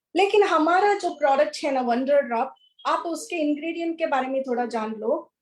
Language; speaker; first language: Hindi; non-native, local second language; Kannada